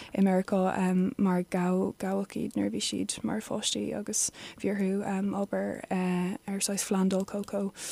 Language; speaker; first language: Irish; non-native, local second language; English